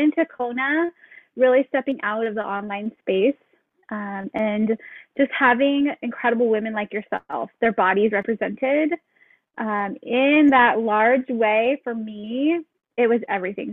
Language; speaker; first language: English; native; English